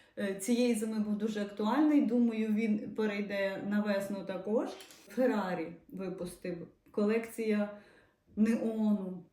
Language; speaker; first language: Ukrainian; non-native, local second language; Russian